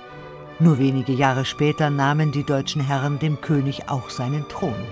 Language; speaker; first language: German; native; German